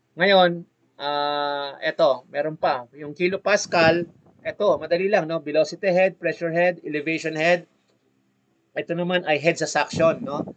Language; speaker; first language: Filipino; native; Filipino